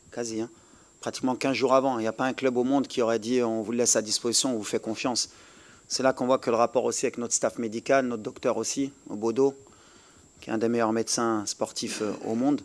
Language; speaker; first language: French; native; French